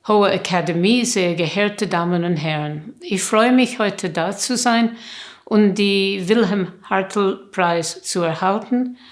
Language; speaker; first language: German; non-native, learner; English